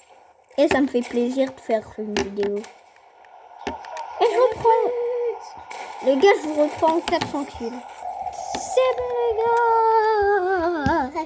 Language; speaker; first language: French; native; French